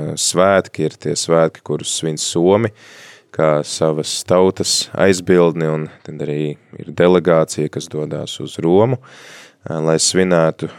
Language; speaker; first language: Latvian; native; Latvian